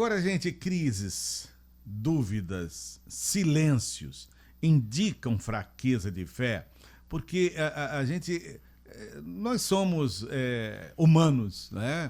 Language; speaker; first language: Portuguese; native; Portuguese